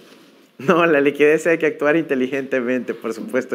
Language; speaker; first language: Spanish; native; Spanish